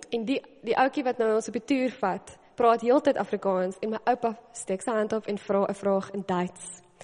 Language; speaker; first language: Afrikaans; native; Afrikaans